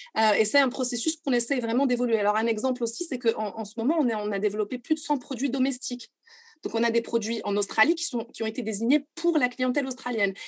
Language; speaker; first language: French; non-native, local second language; Arabic